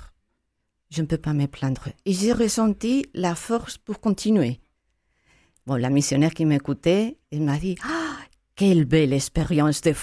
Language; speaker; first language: French; non-native, fluent; Spanish